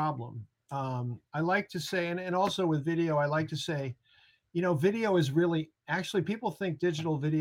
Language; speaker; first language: English; native; English